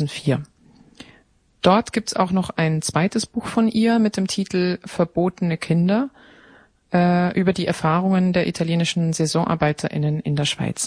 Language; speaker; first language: German; native; German